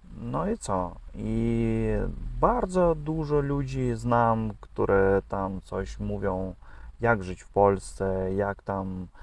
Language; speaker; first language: Polish; non-native, learner; Russian